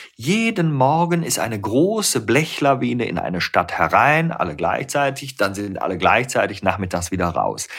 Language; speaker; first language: German; native; German